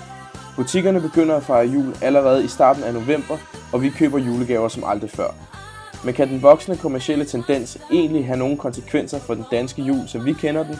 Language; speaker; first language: Danish; native; Danish